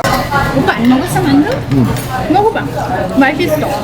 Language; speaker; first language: Korean; non-native, learner; Bangla